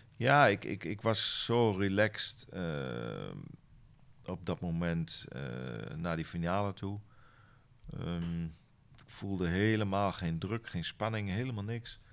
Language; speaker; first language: Dutch; native; Dutch